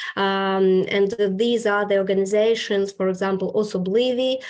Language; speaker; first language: English; non-native, fluent; Ukrainian